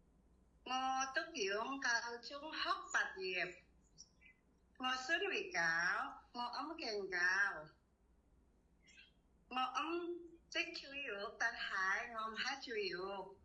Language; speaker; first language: Cantonese; non-native, learner; Indonesian